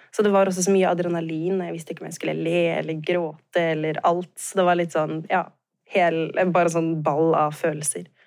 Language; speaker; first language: Norwegian; native; Norwegian